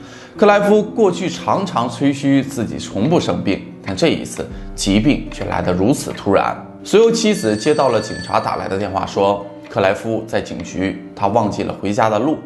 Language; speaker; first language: Chinese; native; Chinese